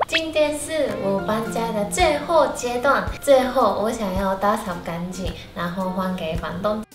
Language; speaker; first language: Chinese; non-native, fluent; Japanese